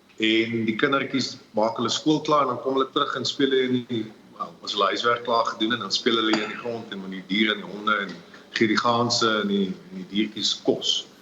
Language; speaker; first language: Afrikaans; native; Afrikaans